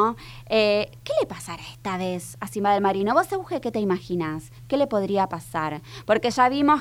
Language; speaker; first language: Spanish; native; Spanish